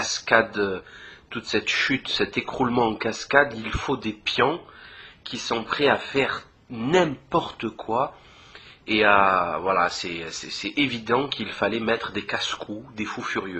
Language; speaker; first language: French; native; French